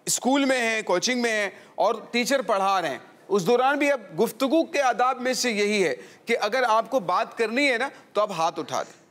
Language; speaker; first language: Urdu; native; Urdu